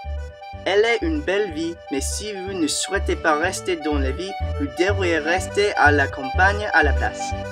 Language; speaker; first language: French; non-native, learner; English